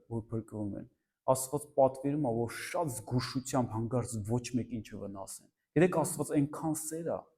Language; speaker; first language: Armenian; early bilingual, heritage; Armenian